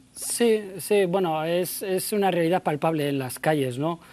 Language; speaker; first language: Spanish; native; Spanish